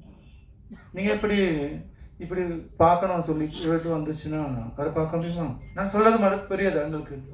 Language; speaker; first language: Tamil; non-native, learner; Malayalam